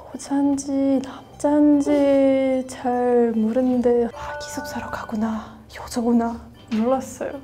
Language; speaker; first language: Korean; non-native, fluent; Russian